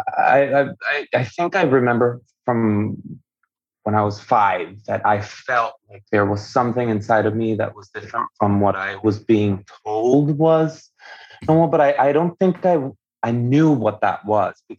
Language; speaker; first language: English; non-native, fluent; Spanish